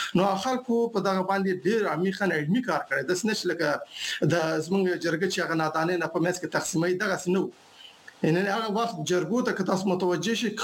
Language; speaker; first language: Pashto; non-native, local second language; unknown